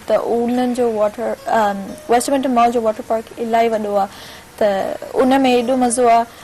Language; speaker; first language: Sindhi; early bilingual, heritage; Sindhi